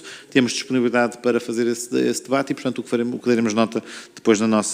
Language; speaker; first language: Portuguese; native; Portuguese